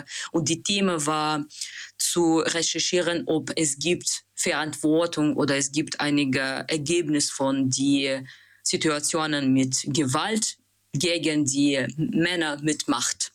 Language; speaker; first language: German; non-native, learner; Russian